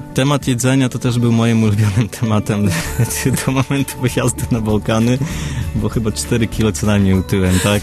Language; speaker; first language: Polish; early bilingual, other home language; Russian